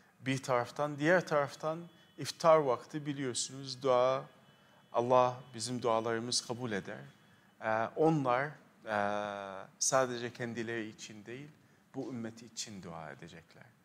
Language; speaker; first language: Turkish; non-native, fluent; Arabic